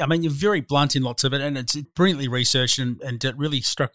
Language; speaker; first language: English; native; English